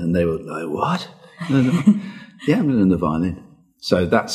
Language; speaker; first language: English; native; English